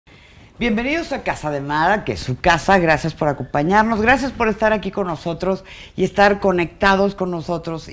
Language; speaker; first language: Spanish; native; Spanish